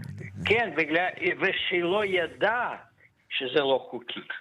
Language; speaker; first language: Hebrew; non-native, fluent; Russian